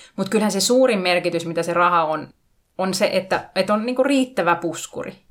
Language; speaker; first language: Finnish; non-native, local second language; Tatar